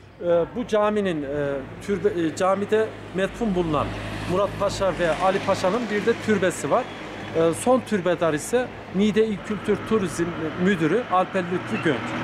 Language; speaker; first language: Turkish; native; Turkish